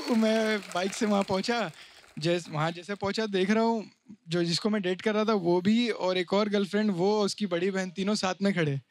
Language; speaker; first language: Hindi; native; Hindi